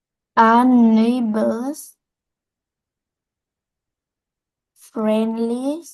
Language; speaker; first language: English; non-native, learner; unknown